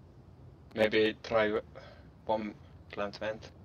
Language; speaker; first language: English; non-native, learner; Finnish